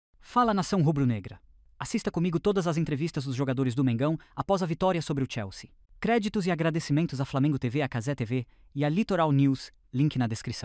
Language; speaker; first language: Portuguese; native; Portuguese